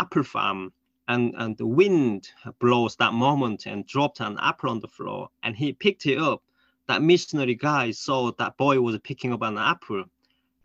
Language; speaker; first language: English; non-native, fluent; Korean